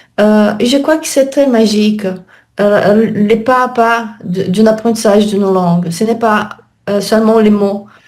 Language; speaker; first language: French; non-native, learner; Portuguese